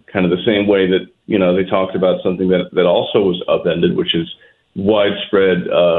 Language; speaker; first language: English; native; English